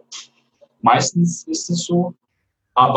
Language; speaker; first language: German; non-native, fluent; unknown